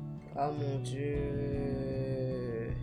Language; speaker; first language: French; native; French